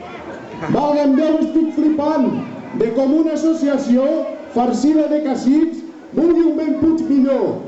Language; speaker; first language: Catalan; native; Catalan